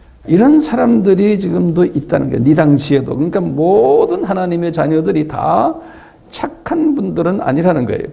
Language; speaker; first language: Korean; native; Korean